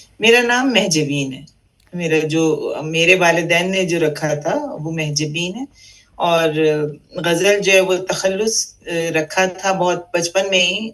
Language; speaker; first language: Urdu; native; Urdu